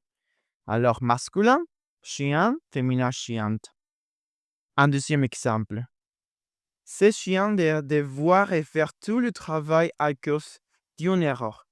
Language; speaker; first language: French; non-native, fluent; Spanish